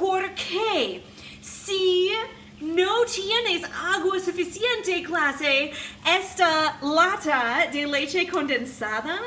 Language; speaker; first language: Spanish; non-native, fluent; English